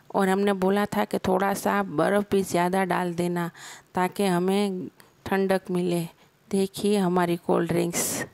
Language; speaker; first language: Hindi; non-native, local second language; Gujarati